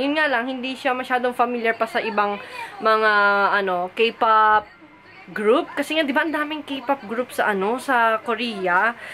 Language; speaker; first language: Filipino; early bilingual, heritage; Filipino